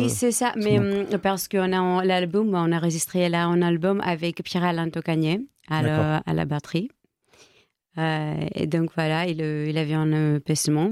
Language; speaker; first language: French; non-native, fluent; Greek